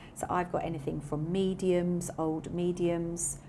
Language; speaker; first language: English; native; English